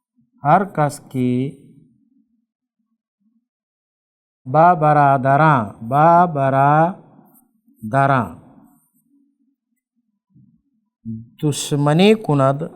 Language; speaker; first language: Persian; non-native, fluent; Urdu